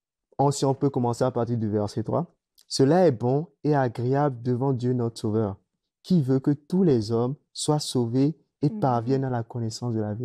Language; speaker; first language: French; native; French